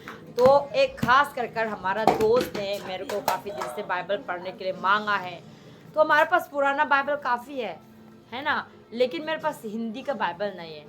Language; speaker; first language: Hindi; non-native, local second language; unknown